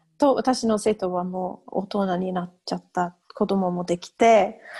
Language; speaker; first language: Japanese; non-native, fluent; English